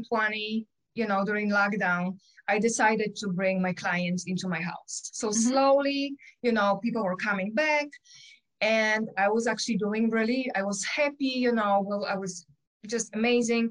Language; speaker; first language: English; non-native, fluent; Polish